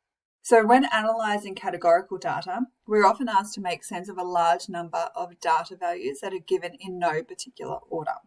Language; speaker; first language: English; native; English